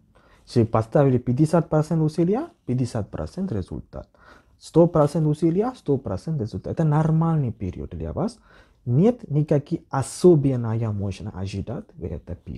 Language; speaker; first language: Russian; non-native, learner; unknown